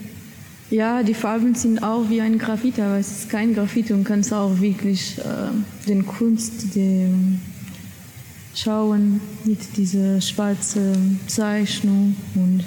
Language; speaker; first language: German; non-native, learner; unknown